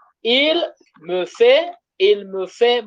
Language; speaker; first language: French; non-native, fluent; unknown